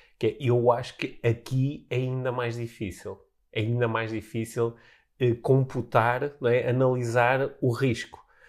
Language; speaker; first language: Portuguese; native; Portuguese